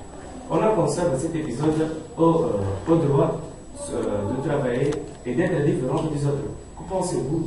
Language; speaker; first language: French; non-native, learner; Arabic